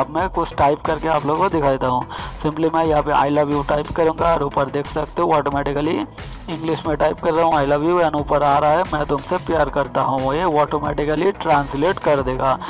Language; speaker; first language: Hindi; non-native, local second language; Bangla